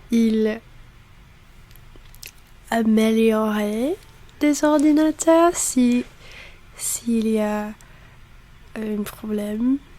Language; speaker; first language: French; non-native, learner; English